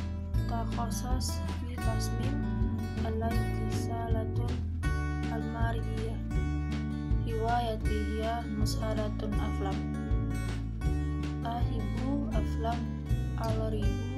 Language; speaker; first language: Arabic; non-native, learner; Indonesian